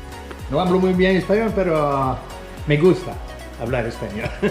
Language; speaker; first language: Spanish; non-native, fluent; French